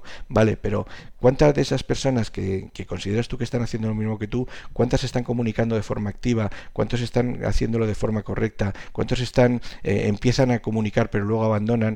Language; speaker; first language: Spanish; native; Spanish